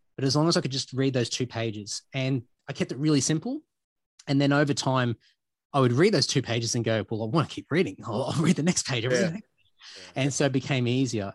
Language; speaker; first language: English; native; English